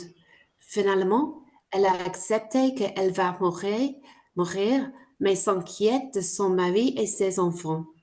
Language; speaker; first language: French; non-native, fluent; English